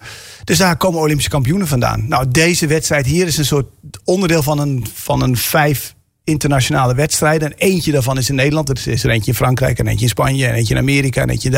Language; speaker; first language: Dutch; native; Dutch